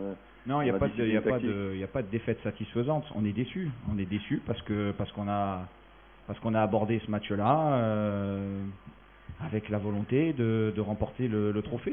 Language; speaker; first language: French; native; French